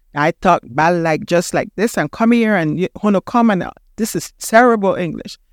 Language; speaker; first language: English; early bilingual, heritage; Spanish